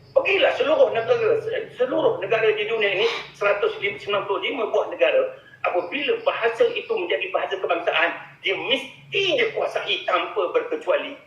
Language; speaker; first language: Malay; native; Malay